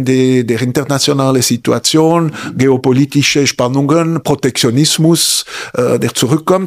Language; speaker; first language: German; non-native, local second language; French